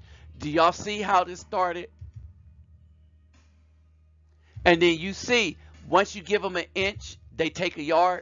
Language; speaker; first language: English; native; English